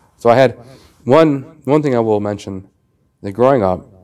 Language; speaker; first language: English; native; English